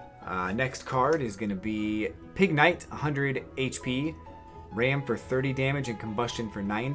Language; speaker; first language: English; native; English